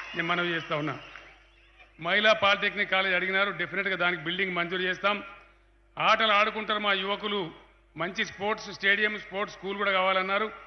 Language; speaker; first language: Telugu; native; Telugu